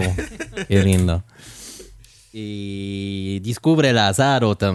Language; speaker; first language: Spanish; non-native, learner; French